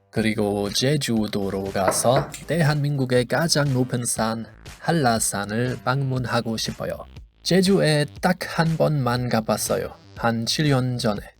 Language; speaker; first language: Korean; non-native, fluent; German